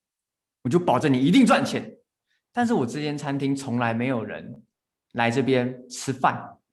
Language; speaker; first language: Chinese; native; Chinese